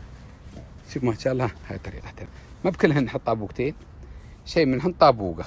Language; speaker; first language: Arabic; native; Arabic